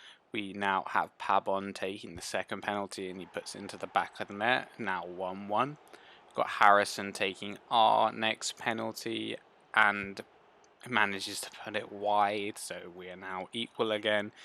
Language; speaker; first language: English; native; English